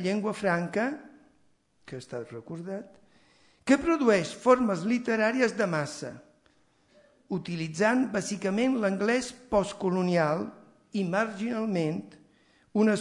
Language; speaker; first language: Catalan; non-native, fluent; Italian